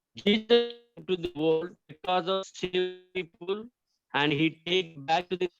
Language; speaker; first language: English; non-native, local second language; Telugu